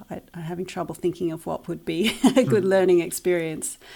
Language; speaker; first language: English; native; English